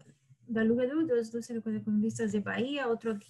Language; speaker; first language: Portuguese; non-native, learner; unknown